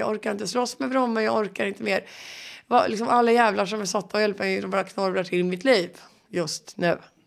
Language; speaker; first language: Swedish; native; Swedish